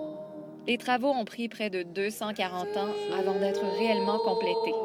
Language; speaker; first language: French; native; French